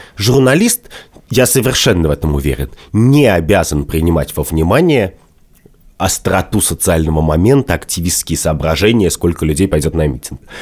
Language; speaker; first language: Russian; native; Russian